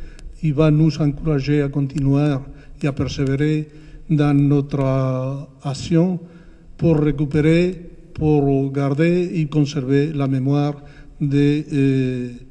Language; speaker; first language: French; non-native, fluent; Spanish